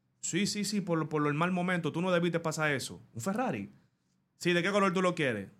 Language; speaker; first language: Spanish; native; Spanish